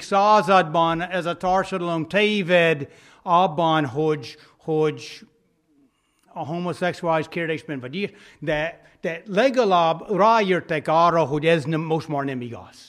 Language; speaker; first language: Hungarian; non-native, fluent; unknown